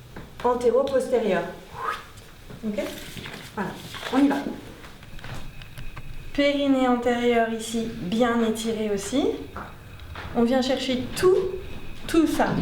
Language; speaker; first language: French; native; French